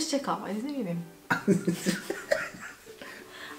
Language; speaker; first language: Polish; non-native, learner; Korean